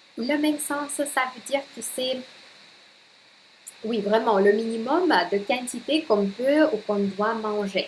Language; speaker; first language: French; non-native, fluent; Russian